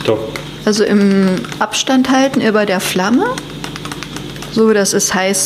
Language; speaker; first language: German; native; German